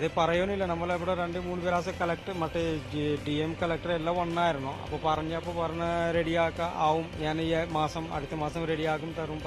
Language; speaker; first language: Malayalam; non-native, local second language; Hindi